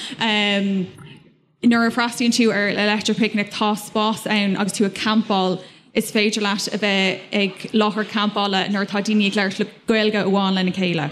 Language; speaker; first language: Irish; non-native, local second language; English